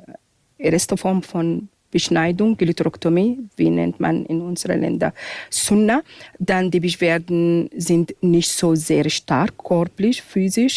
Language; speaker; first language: German; non-native, fluent; Arabic